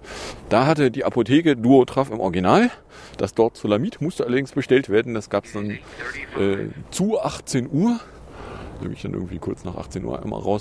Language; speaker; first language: German; native; German